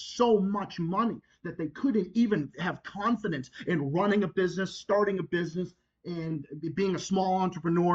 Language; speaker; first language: English; native; English